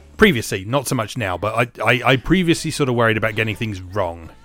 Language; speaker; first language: English; native; English